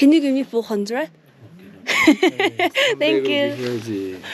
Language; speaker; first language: English; non-native, learner; Korean